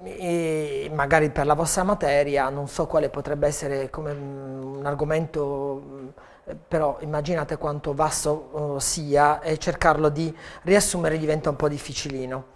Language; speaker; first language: Italian; native; Italian